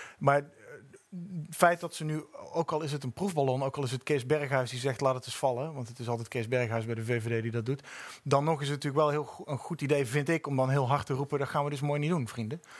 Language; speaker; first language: Dutch; native; Dutch